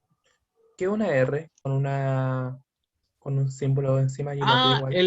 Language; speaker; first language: Spanish; native; Spanish